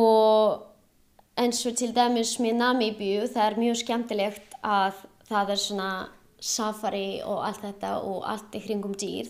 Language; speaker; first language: Icelandic; non-native, learner; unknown